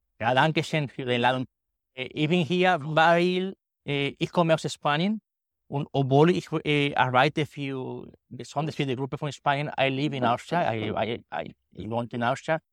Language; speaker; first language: German; non-native, learner; Spanish